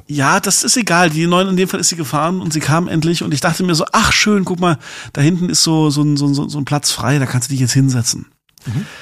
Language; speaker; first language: German; native; German